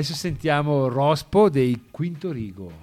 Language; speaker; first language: Italian; native; Italian